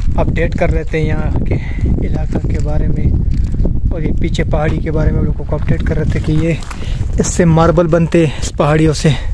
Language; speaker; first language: Urdu; non-native, local second language; Pashto